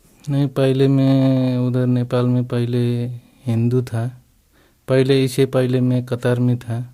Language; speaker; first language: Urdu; non-native, learner; Nepali